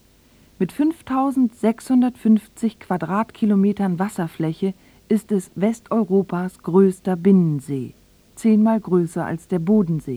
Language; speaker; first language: German; native; German